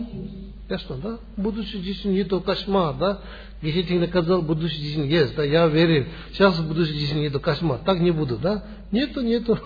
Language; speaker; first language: Russian; non-native, learner; Tibetan